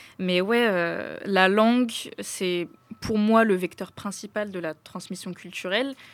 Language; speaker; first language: French; early bilingual, other home language; Arabic